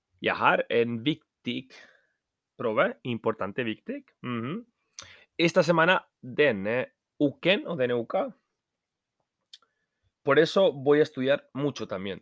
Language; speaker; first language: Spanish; non-native, fluent; Norwegian